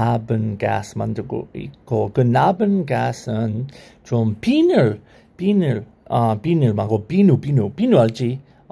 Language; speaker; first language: Korean; non-native, learner; English